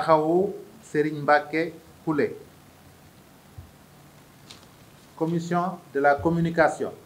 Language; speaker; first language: French; non-native, local second language; Wolof